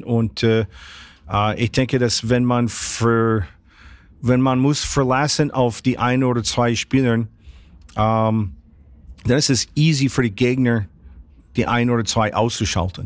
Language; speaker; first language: German; non-native, fluent; English